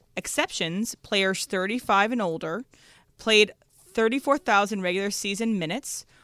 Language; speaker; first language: English; native; English